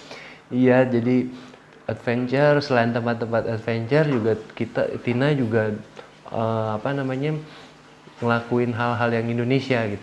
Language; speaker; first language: Indonesian; native; Indonesian